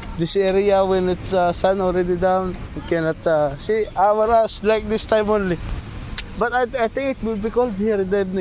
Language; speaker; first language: English; non-native, local second language; Filipino